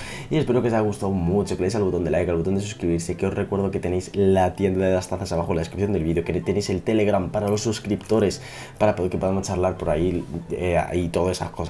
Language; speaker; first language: Spanish; native; Spanish